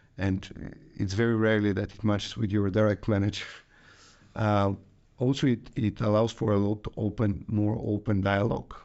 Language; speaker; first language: English; non-native, fluent; Bulgarian